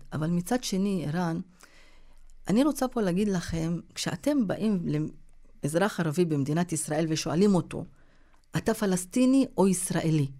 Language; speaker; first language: Hebrew; non-native, local second language; Arabic